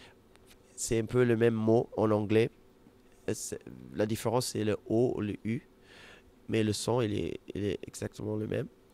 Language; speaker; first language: French; non-native, fluent; German